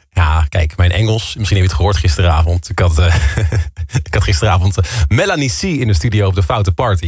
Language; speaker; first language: Dutch; native; Dutch